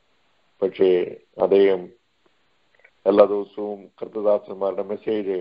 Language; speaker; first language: Malayalam; native; Malayalam